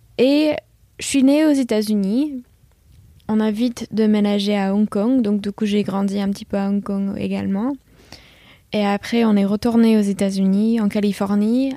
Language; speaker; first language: French; non-native, fluent; English